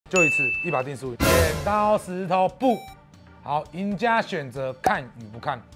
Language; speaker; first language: Chinese; native; Chinese